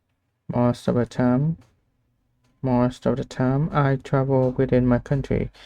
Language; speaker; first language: English; non-native, learner; Vietnamese